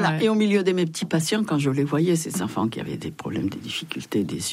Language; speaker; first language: French; non-native, fluent; Spanish